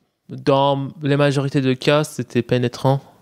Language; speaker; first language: French; non-native, fluent; Persian